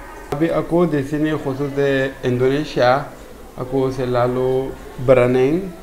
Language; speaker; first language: Indonesian; non-native, learner; Persian